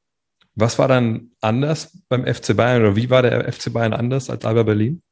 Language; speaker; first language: German; native; German